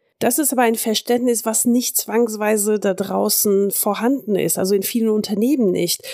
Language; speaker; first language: German; early bilingual, heritage; French